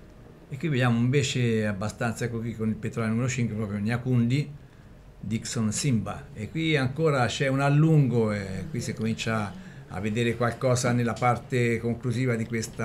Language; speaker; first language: Italian; native; Italian